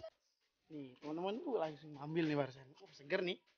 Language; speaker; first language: Indonesian; native; Indonesian